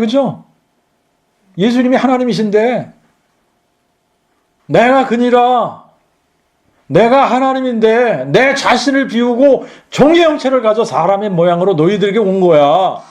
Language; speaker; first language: Korean; native; Korean